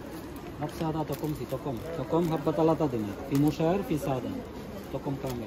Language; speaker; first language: Arabic; non-native, learner; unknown